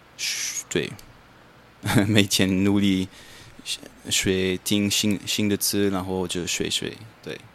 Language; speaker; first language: Chinese; non-native, learner; French